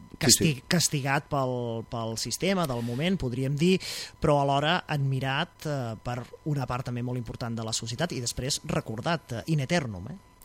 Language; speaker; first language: Catalan; native; Catalan